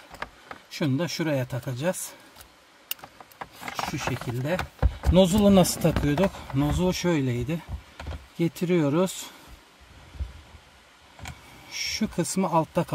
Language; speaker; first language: Turkish; native; Turkish